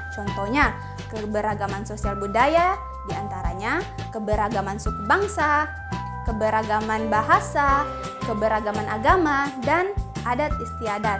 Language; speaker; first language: Malay; native; Malay